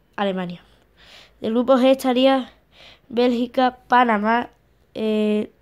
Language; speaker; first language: Spanish; native; Spanish